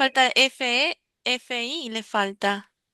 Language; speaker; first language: French; non-native, learner; Spanish